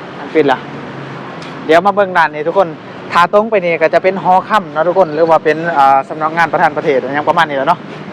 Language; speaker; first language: Thai; native; Thai